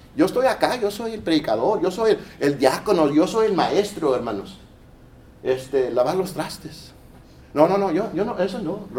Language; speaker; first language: Spanish; early bilingual, heritage; Spanish